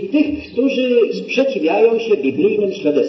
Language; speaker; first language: Polish; native; Polish